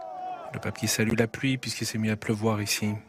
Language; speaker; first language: French; native; French